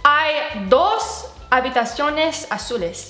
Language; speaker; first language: Spanish; non-native, learner; English